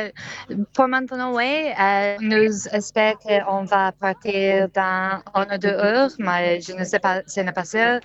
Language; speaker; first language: French; non-native, learner; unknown